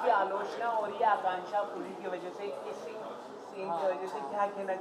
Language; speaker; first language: Hindi; native; Hindi